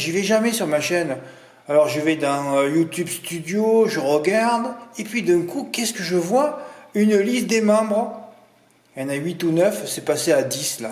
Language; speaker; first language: French; native; French